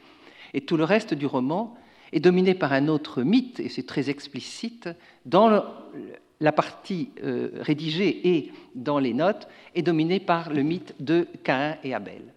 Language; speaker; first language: French; native; French